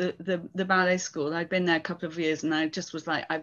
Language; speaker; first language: English; native; English